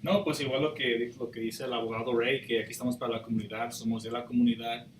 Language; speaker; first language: Spanish; early bilingual, heritage; Spanish